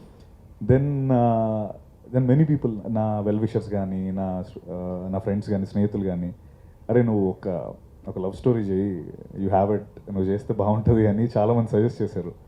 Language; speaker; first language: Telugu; native; Telugu